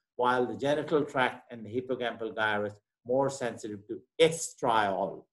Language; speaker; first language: English; non-native, local second language; Marathi